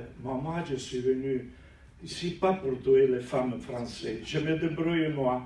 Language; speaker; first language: French; non-native, fluent; Italian